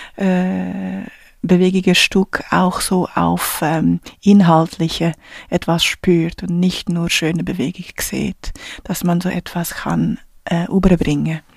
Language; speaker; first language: German; non-native, fluent; Portuguese